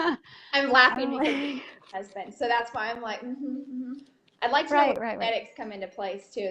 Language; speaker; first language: English; native; English